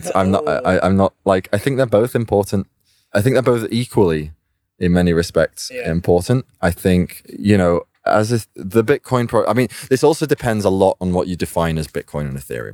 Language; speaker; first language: English; native; English